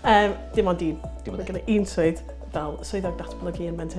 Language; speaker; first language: Welsh; non-native, local second language; English